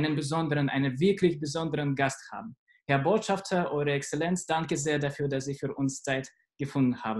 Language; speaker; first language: German; non-native, fluent; Russian